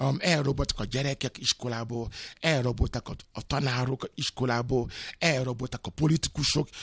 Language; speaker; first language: Hungarian; non-native, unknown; Yoruba